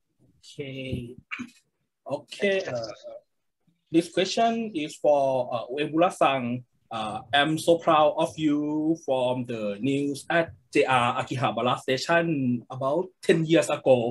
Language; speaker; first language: English; non-native, learner; Thai